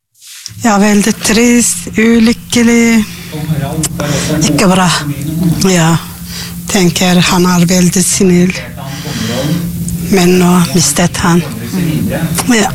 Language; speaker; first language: Norwegian; non-native, learner; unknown